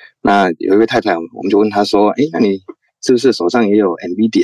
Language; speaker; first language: Chinese; native; Chinese